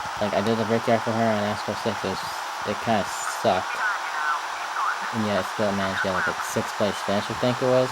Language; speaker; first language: English; native; English